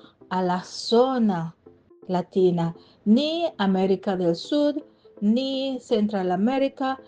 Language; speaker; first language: Spanish; non-native, fluent; English